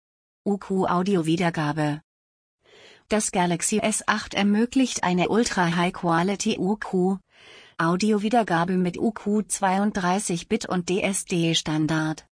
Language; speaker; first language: German; native; German